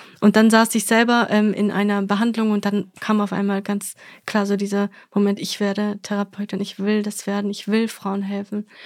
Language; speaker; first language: German; early bilingual, other home language; Russian